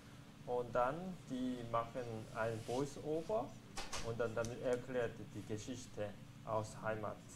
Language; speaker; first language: German; non-native, fluent; Korean